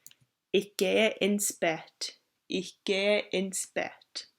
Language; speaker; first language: German; non-native, fluent; English